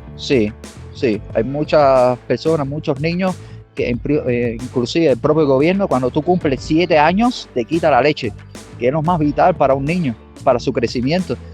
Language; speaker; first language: Spanish; native; Spanish